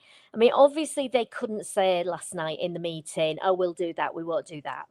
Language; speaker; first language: English; native; English